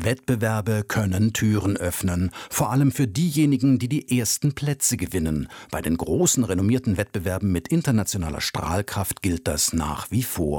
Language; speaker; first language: German; native; German